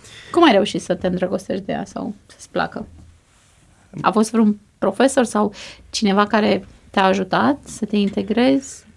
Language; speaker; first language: Romanian; native; Romanian